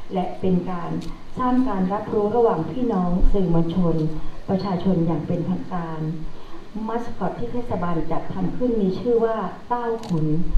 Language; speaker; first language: Thai; native; Thai